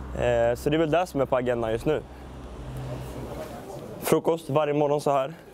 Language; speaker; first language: Swedish; native; Swedish